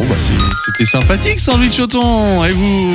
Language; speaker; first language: French; native; French